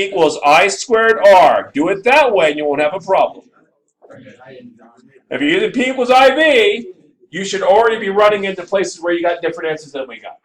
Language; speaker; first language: English; native; English